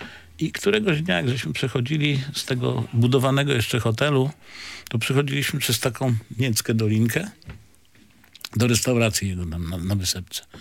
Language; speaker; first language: Polish; native; Polish